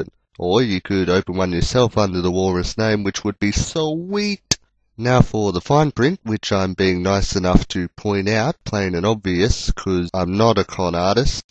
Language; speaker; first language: English; native; English